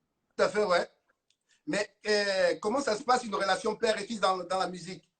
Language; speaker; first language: French; native; French